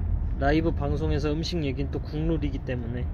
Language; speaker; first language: Korean; native; Korean